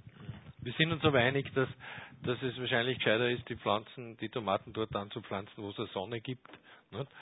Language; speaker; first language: German; native; German